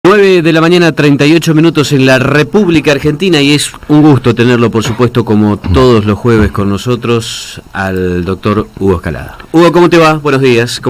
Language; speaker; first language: Spanish; native; Spanish